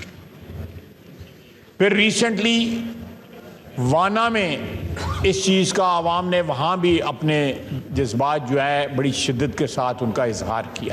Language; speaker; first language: Urdu; non-native, local second language; Punjabi